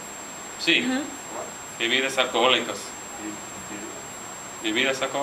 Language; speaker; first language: Spanish; non-native, learner; English